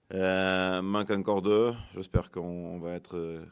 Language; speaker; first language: French; non-native, fluent; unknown